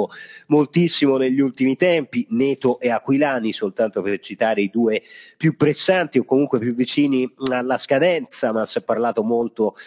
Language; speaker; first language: Italian; native; Italian